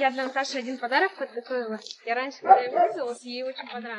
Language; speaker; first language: Russian; native; Russian